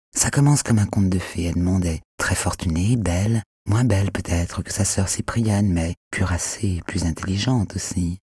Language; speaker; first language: French; native; French